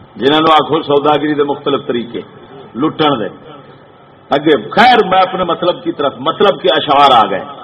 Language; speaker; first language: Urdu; non-native, local second language; Punjabi